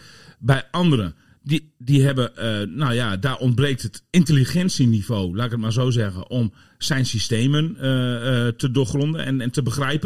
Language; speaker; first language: Dutch; native; Dutch